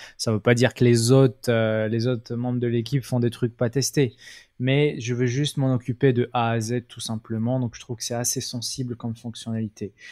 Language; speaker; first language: French; non-native, local second language; Arabic